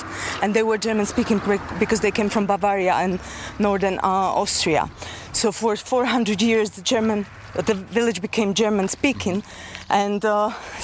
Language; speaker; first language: English; non-native, fluent; Slovak